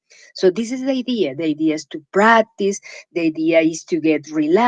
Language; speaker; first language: English; non-native, fluent; Spanish